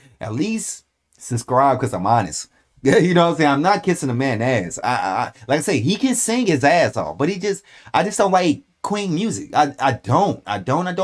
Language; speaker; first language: English; native; English